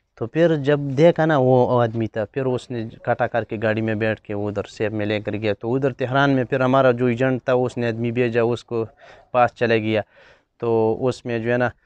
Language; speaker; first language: Urdu; non-native, local second language; Pashto